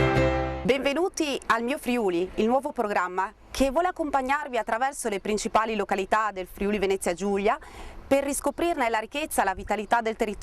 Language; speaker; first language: Italian; native; Italian